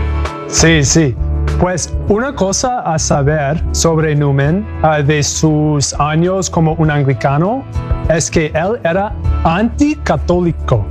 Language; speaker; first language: Spanish; non-native, learner; English